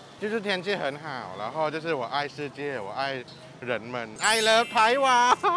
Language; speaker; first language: Chinese; non-native, fluent; Thai